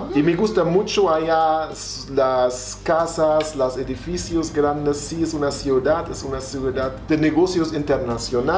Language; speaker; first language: Spanish; non-native, fluent; German